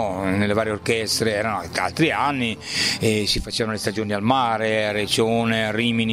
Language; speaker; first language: Italian; native; Italian